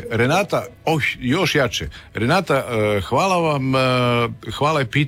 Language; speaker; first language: Serbian; native; Serbian